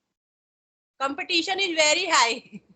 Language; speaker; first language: English; non-native, local second language; Hindi